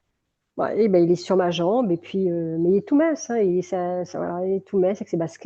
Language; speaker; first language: French; native; French